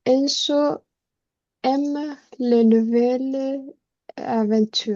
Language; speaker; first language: French; non-native, learner; Spanish